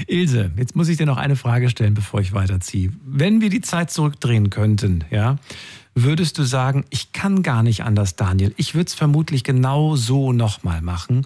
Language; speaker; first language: German; native; German